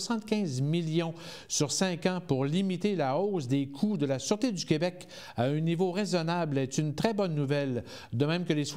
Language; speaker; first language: French; native; French